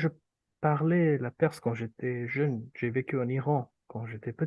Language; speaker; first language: French; non-native, fluent; Urdu